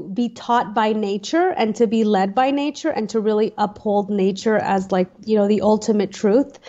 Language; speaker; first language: English; native; English